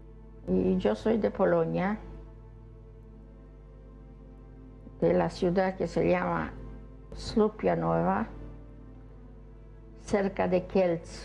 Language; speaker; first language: Spanish; non-native, fluent; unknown